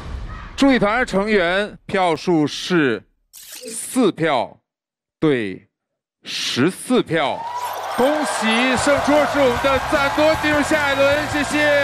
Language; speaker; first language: Chinese; native; Chinese